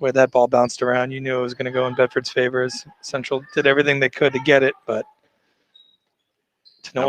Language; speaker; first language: English; native; English